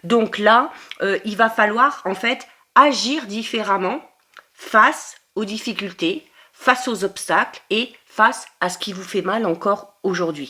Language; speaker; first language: French; native; French